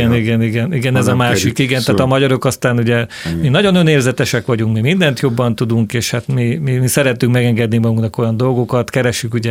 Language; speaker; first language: Hungarian; native; Hungarian